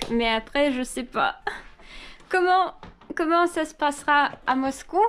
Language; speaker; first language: French; non-native, learner; Russian